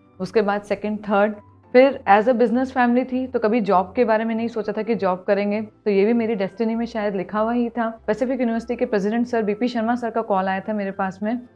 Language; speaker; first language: Hindi; native; Hindi